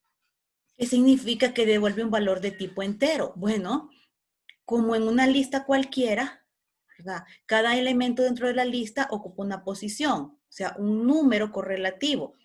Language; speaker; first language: Spanish; native; Spanish